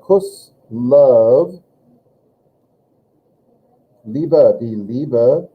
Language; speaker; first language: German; non-native, fluent; English